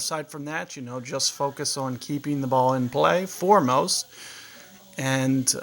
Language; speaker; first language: English; native; English